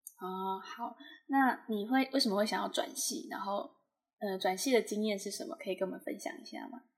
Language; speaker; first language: Chinese; native; Chinese